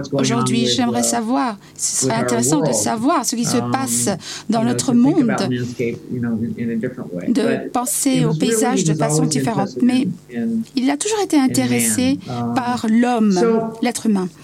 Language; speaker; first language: French; non-native, learner; English